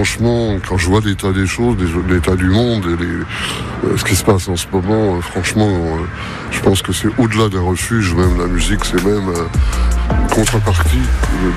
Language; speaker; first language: French; native; French